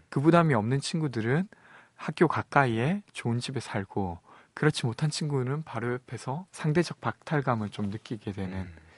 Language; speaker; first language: Korean; native; Korean